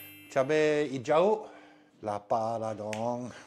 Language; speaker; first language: Indonesian; non-native, learner; French